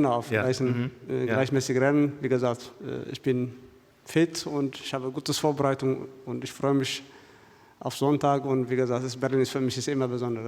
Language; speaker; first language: German; non-native, fluent; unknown